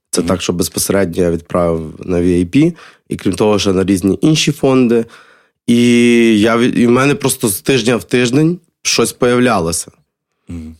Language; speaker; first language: Ukrainian; native; Ukrainian